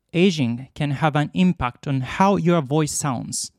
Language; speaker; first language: English; non-native, fluent; Japanese